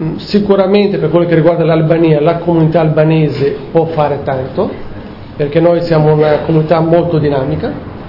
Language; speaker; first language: Italian; non-native, fluent; Albanian